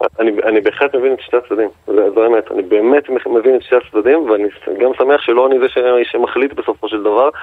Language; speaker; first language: Hebrew; native; Hebrew